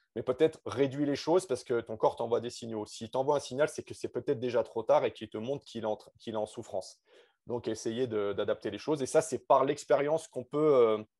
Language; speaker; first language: French; native; French